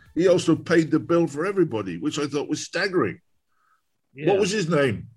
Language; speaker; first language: English; native; English